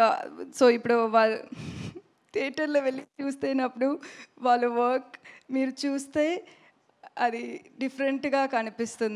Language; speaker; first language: Telugu; non-native, learner; Tamil